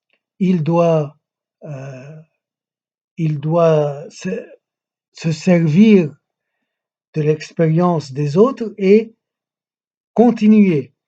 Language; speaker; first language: French; non-native, local second language; Arabic